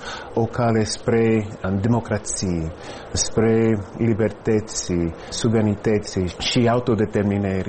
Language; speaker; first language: Romanian; non-native, fluent; English